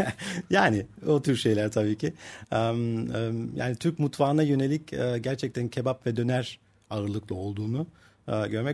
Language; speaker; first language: Turkish; early bilingual, heritage; Turkish